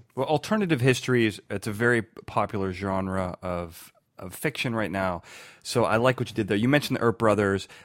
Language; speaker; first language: English; native; English